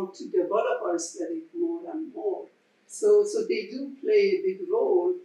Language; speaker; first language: English; non-native, fluent; Persian